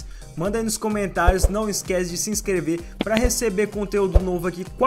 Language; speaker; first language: Portuguese; native; Portuguese